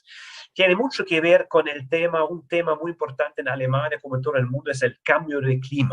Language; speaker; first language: Spanish; non-native, fluent; German